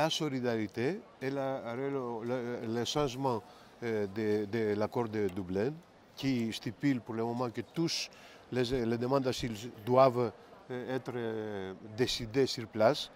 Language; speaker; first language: French; non-native, fluent; Greek